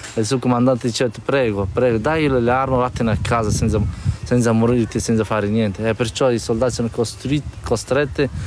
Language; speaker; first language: Italian; non-native, fluent; Persian